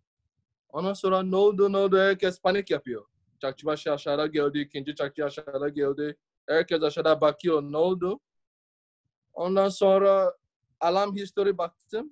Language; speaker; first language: Turkish; non-native, learner; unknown